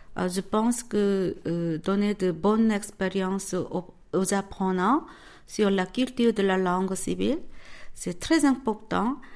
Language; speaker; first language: French; non-native, fluent; Korean